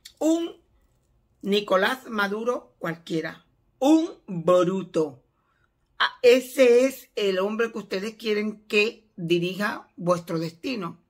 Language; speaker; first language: Spanish; native; Spanish